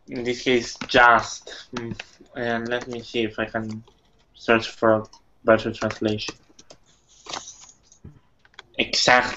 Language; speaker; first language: English; non-native, fluent; Italian